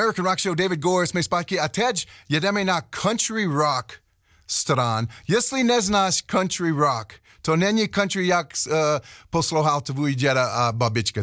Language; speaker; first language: Czech; non-native, learner; English